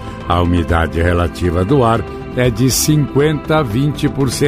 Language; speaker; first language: Portuguese; native; Portuguese